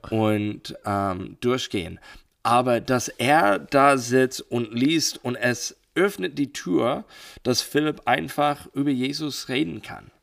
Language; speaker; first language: German; non-native, learner; English